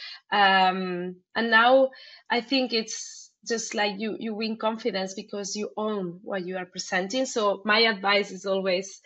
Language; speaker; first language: English; non-native, fluent; Spanish